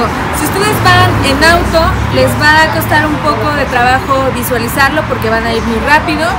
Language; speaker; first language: Spanish; native; Spanish